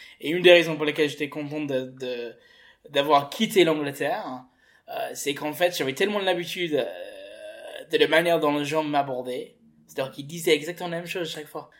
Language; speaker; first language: French; early bilingual, heritage; French